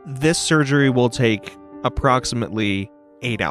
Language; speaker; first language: English; native; English